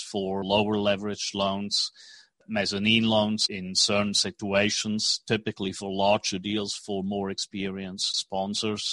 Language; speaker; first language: English; non-native, fluent; Swiss German